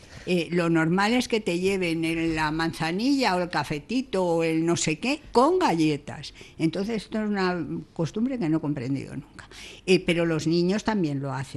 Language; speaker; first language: Spanish; native; Spanish